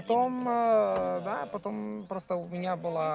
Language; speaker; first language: Russian; non-native, fluent; Italian